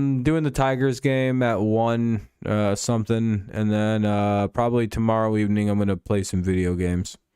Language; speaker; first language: English; native; English